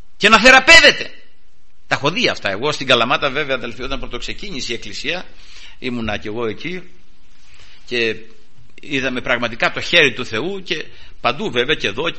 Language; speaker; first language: Greek; native; Greek